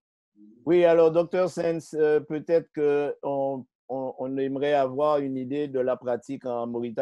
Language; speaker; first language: French; native; French